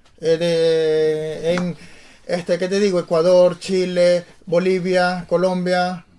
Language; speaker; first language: Spanish; native; Spanish